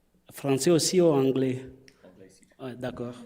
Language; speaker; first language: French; non-native, fluent; Spanish